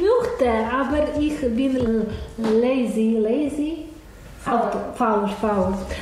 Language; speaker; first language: German; non-native, learner; Ukrainian